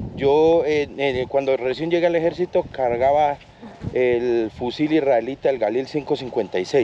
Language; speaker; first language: Spanish; native; Spanish